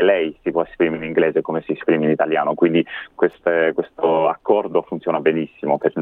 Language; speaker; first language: Italian; non-native, fluent; English